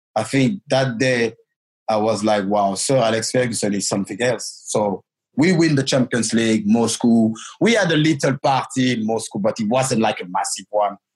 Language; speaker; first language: English; non-native, fluent; French